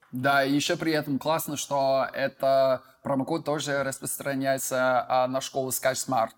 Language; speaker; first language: Russian; non-native, fluent; English